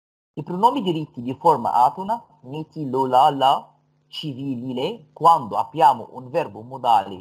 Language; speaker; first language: Italian; non-native, fluent; Arabic